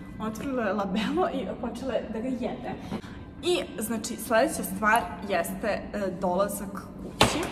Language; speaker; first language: Serbian; non-native, fluent; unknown